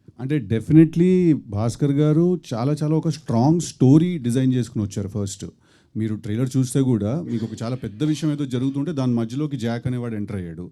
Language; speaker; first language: Telugu; native; Telugu